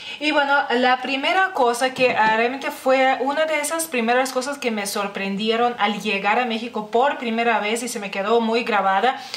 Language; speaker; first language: Spanish; non-native, fluent; Lithuanian